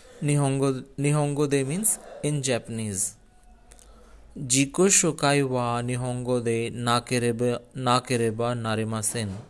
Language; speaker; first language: Japanese; non-native, learner; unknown